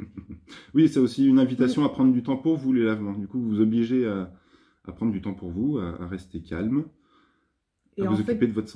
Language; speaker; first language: French; native; French